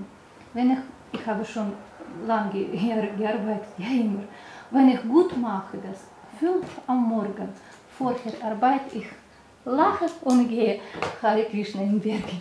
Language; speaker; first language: German; non-native, learner; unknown